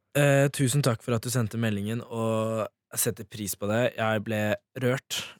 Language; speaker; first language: Norwegian; early bilingual, other home language; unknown